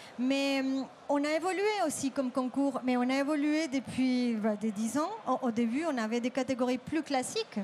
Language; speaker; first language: French; non-native, fluent; Spanish